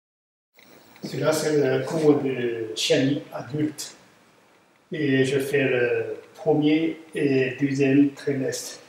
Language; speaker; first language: French; non-native, fluent; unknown